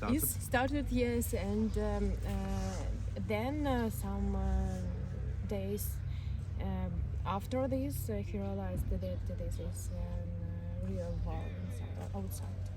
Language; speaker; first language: English; non-native, learner; Ukrainian